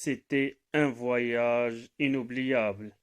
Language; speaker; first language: French; non-native, local second language; Arabic